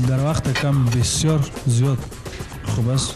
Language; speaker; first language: Persian; non-native, local second language; Pashto